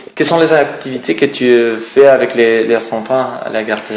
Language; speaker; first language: French; non-native, learner; Spanish